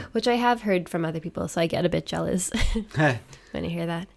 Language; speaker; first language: English; native; English